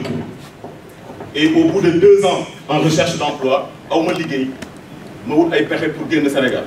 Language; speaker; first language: French; non-native, local second language; Wolof